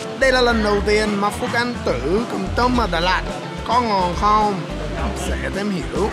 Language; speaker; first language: Vietnamese; non-native, learner; English